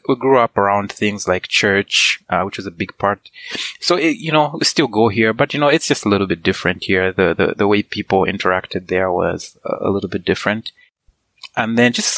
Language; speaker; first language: English; non-native, local second language; Nyanja